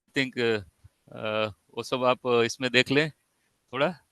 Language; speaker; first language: Hindi; non-native, local second language; Gujarati